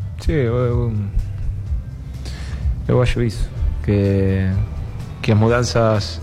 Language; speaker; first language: Portuguese; non-native, learner; Spanish